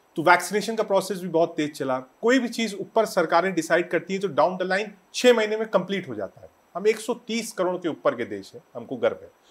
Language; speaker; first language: Hindi; native; Hindi